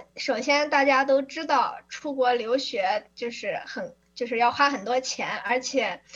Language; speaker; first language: Chinese; native; Chinese